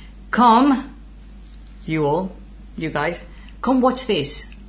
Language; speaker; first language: English; non-native, fluent; Spanish